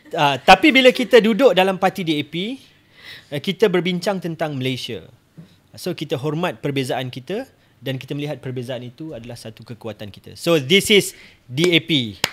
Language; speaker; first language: Malay; native; Malay